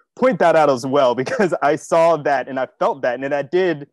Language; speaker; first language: English; native; English